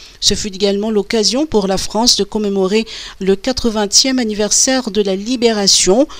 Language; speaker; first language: French; non-native, local second language; Malagasy